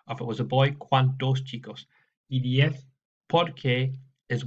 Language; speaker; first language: Spanish; non-native, fluent; English